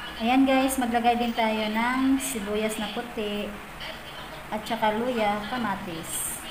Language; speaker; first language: Filipino; non-native, local second language; Cebuano